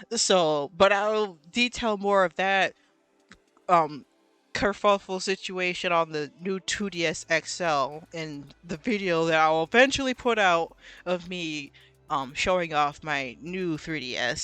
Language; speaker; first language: English; native; English